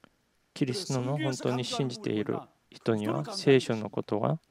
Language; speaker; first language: Japanese; non-native, fluent; Korean